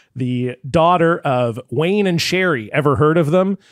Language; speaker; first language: English; native; English